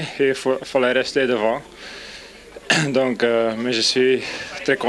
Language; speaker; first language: French; non-native, fluent; Dutch